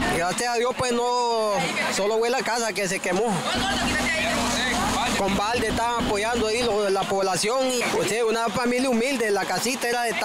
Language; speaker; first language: Spanish; native; Spanish